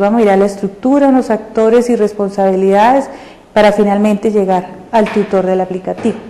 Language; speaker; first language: Spanish; native; Spanish